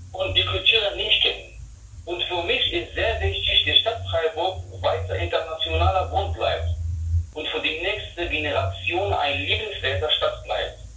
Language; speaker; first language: German; non-native, learner; Arabic